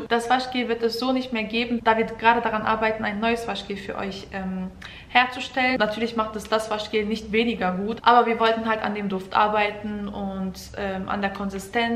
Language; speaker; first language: German; early bilingual, other home language; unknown